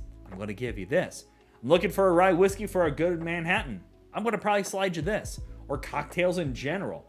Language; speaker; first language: English; native; English